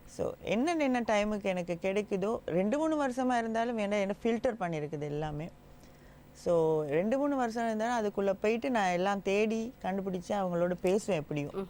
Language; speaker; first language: Tamil; non-native, local second language; Gujarati